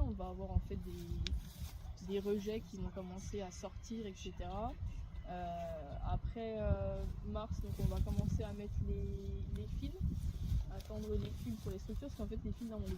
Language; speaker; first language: French; native; French